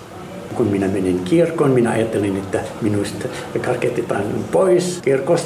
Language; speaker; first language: Finnish; non-native, learner; Arabic